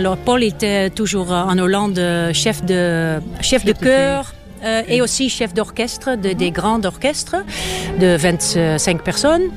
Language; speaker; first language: French; non-native, fluent; Dutch